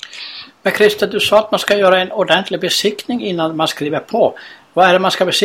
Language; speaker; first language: Swedish; native; Swedish